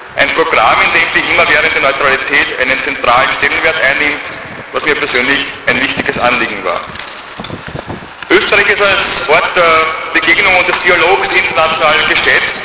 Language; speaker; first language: German; native; German